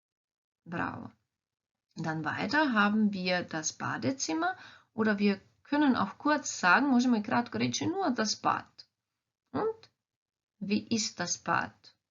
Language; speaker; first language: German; non-native, fluent; Croatian